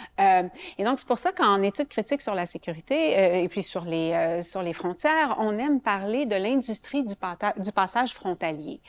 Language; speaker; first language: French; native; French